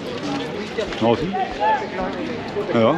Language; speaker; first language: German; native; German